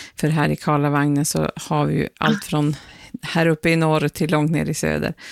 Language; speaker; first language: Swedish; native; Swedish